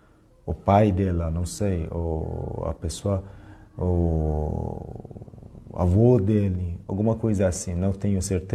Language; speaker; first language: Portuguese; non-native, fluent; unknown